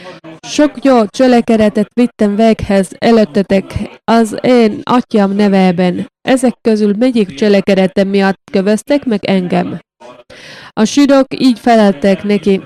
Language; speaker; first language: Hungarian; non-native, learner; Finnish